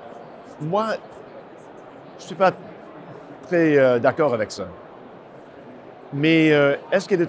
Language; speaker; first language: French; non-native, local second language; English